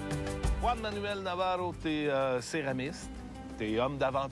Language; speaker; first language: French; native; French